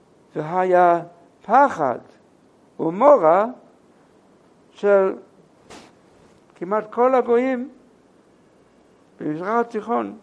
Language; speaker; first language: Hebrew; non-native, fluent; English